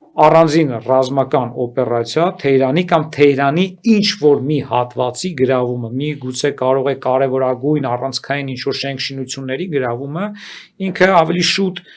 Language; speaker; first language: Armenian; native; Armenian